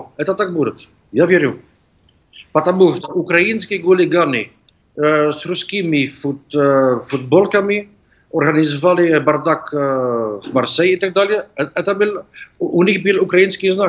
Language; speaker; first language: Russian; non-native, learner; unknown